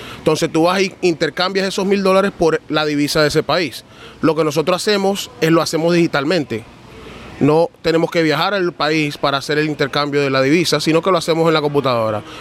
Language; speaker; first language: Spanish; early bilingual, heritage; Spanish